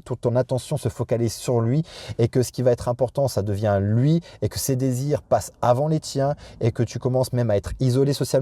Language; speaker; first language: French; native; French